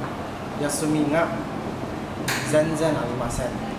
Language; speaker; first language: Japanese; non-native, learner; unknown